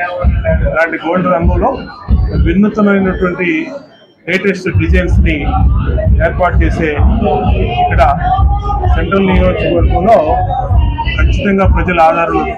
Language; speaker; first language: Telugu; native; Telugu